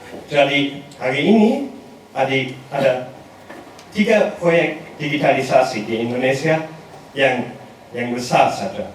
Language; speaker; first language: Indonesian; non-native, learner; German